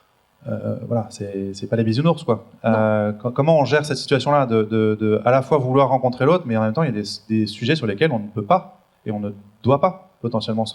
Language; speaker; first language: French; native; French